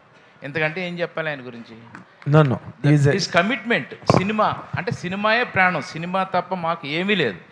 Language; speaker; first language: Telugu; native; Telugu